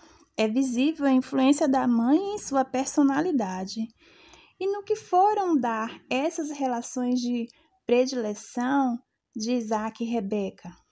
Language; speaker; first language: Portuguese; native; Portuguese